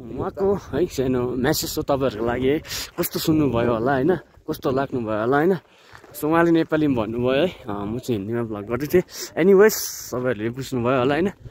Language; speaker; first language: Hindi; non-native, local second language; Nepali